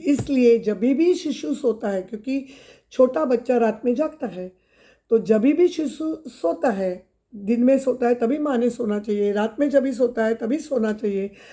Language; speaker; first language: Hindi; non-native, local second language; Marathi